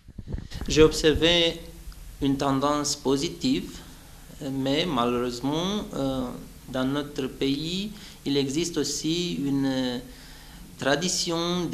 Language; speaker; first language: French; non-native, fluent; Romanian